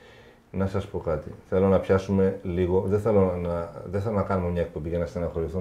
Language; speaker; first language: Greek; native; Greek